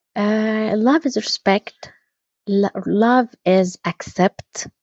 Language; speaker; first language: English; non-native, fluent; Arabic